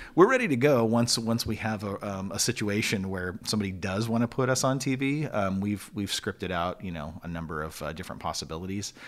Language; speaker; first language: English; native; English